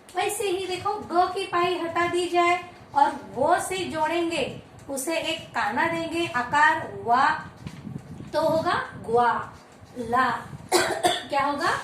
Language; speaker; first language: Hindi; non-native, local second language; Marathi